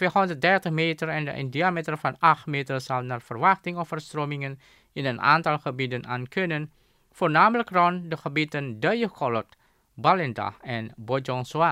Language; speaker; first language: Dutch; non-native, fluent; Indonesian